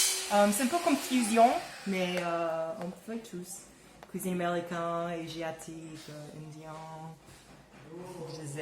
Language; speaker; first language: French; non-native, learner; English